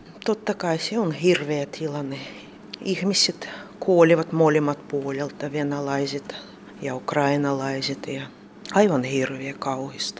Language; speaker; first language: Finnish; non-native, learner; Russian